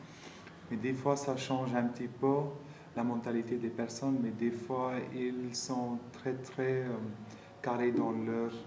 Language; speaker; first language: French; non-native, fluent; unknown